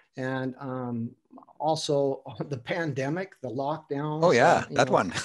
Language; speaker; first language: English; native; English